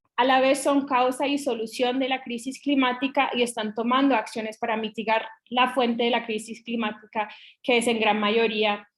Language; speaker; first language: Spanish; non-native, fluent; English